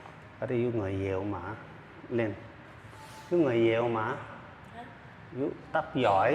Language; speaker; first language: Vietnamese; non-native, learner; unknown